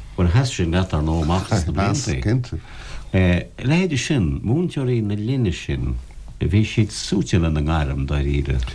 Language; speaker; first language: Irish; native; Irish